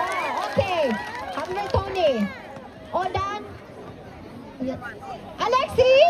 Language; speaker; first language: German; non-native, learner; Filipino